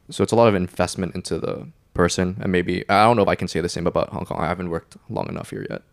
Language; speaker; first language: English; non-native, local second language; Cantonese